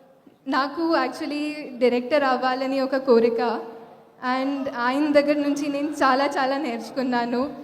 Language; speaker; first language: Telugu; non-native, fluent; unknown